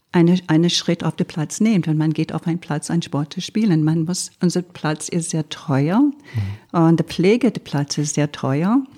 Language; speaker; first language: German; non-native, fluent; English